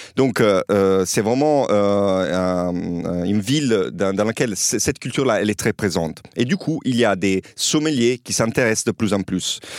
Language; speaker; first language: French; non-native, fluent; Italian